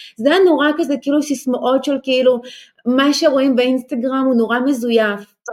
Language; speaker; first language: Hebrew; early bilingual, other home language; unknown